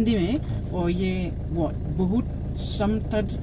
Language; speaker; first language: Hindi; non-native, learner; English